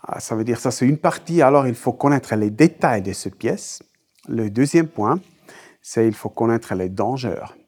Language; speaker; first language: French; non-native, local second language; Swiss German